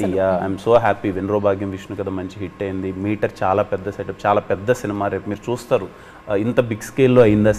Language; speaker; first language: Telugu; native; Telugu